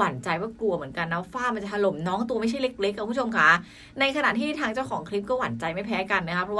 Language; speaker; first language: Thai; native; Thai